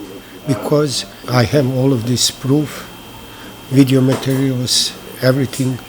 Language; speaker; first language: English; non-native, learner; Bosnian